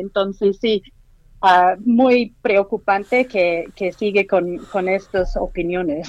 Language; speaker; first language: Spanish; non-native, fluent; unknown